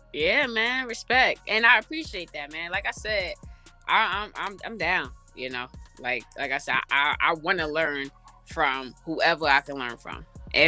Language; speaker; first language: English; early bilingual, other home language; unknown